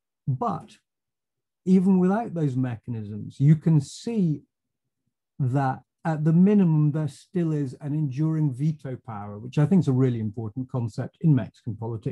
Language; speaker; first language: English; native; English